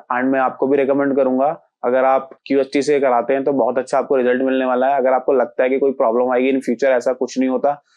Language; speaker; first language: Hindi; native; Hindi